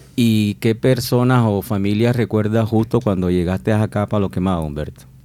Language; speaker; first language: Spanish; native; Spanish